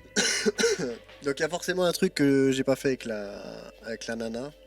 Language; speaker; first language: French; native; French